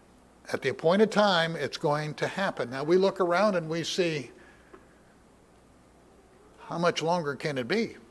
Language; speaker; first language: English; native; English